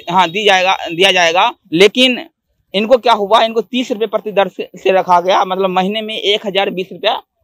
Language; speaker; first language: Hindi; native; Hindi